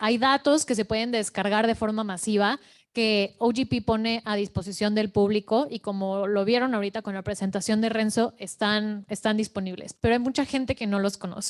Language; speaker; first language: Spanish; native; Spanish